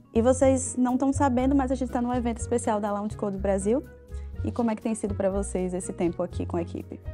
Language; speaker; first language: Portuguese; native; Portuguese